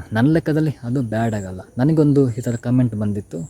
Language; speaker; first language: Kannada; non-native, local second language; Tulu